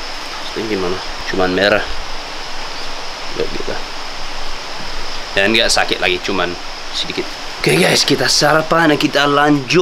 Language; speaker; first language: Indonesian; non-native, fluent; English